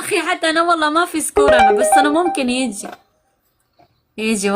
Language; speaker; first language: Arabic; non-native, learner; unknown